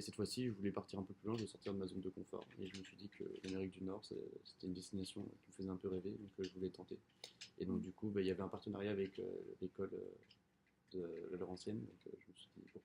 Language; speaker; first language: French; native; French